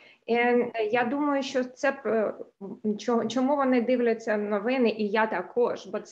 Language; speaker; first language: Ukrainian; non-native, local second language; Russian